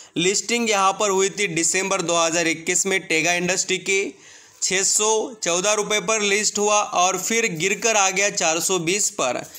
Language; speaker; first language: Hindi; native; Hindi